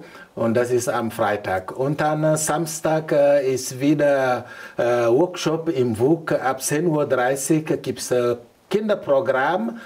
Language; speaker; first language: German; non-native, learner; Mandingo